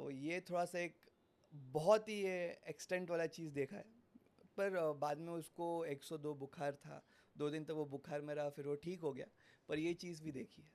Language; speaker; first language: Hindi; non-native, local second language; Marathi